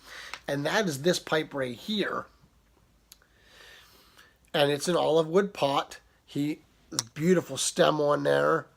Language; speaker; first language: English; native; English